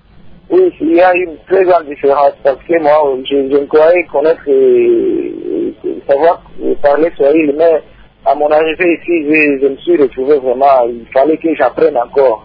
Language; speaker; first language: French; non-native, local second language; Swahili